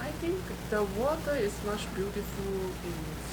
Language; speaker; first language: English; non-native, fluent; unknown